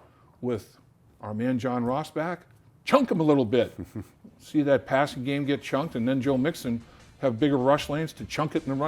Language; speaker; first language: English; native; English